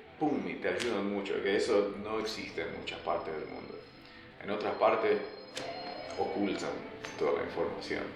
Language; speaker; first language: Spanish; early bilingual, other home language; English